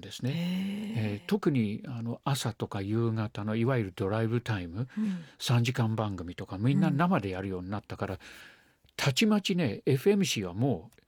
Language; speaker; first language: Japanese; non-native, fluent; English